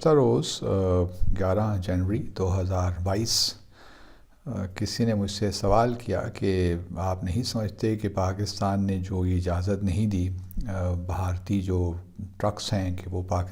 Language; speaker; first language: Urdu; native; Urdu